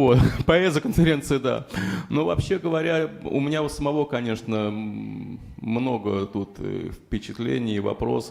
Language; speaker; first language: Russian; native; Russian